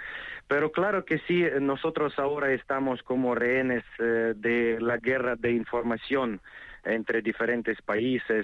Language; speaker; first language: Spanish; non-native, fluent; Ukrainian